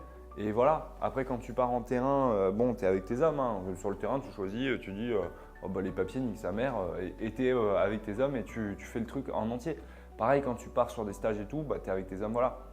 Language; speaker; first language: French; native; French